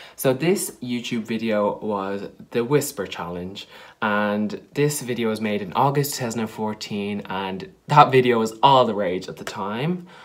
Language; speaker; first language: English; native; English